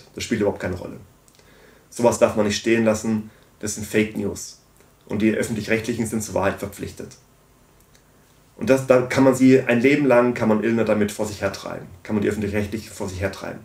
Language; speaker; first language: German; native; German